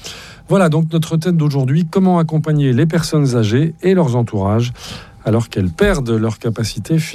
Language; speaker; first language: French; native; French